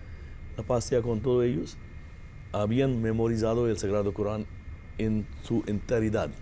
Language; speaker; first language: Spanish; non-native, fluent; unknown